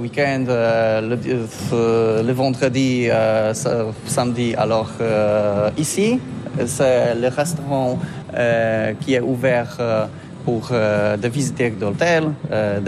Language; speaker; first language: French; non-native, learner; Polish